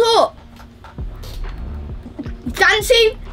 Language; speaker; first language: English; native; English